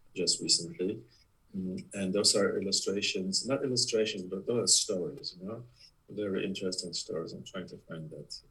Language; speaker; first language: English; non-native, fluent; Polish